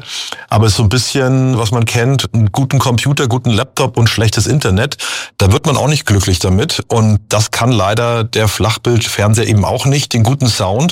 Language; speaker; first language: German; native; German